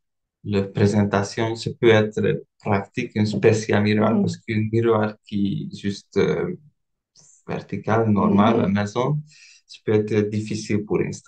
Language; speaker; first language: French; non-native, fluent; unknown